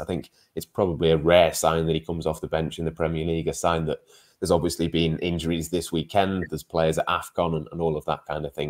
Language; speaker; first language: English; native; English